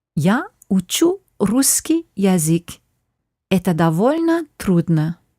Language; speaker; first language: Russian; non-native, fluent; English